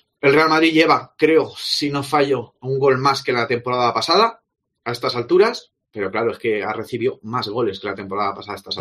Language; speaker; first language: Spanish; native; Spanish